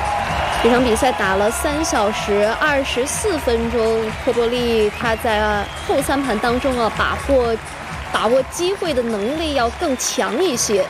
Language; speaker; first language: Chinese; native; Chinese